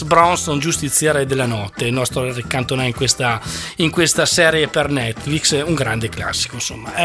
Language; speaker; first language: Italian; native; Italian